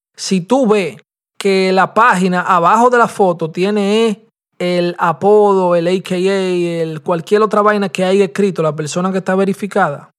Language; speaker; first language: Spanish; early bilingual, heritage; Spanish